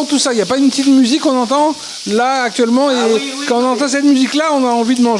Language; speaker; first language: French; native; French